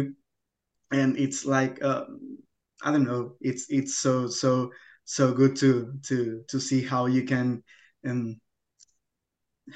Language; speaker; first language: English; non-native, fluent; Spanish